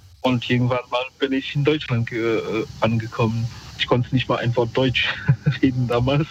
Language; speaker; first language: German; early bilingual, other home language; Romanian